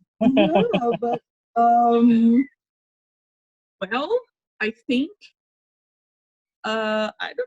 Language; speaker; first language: English; non-native, fluent; Portuguese